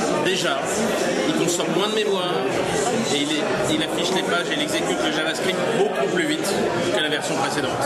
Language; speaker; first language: French; native; French